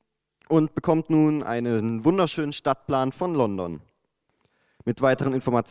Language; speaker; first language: German; native; German